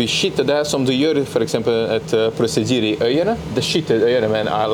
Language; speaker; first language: Norwegian; non-native, learner; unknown